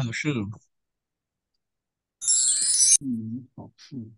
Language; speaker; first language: Chinese; non-native, learner; Vietnamese